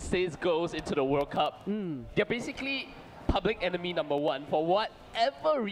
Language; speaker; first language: English; native; English